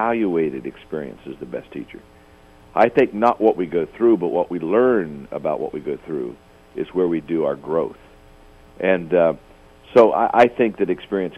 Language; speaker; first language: English; native; English